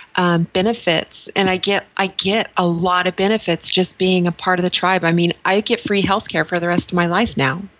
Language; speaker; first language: English; native; English